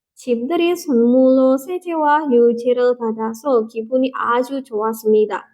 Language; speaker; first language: Korean; non-native, fluent; Indonesian